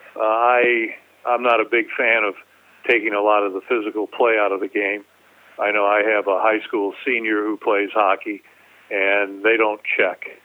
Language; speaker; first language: English; native; English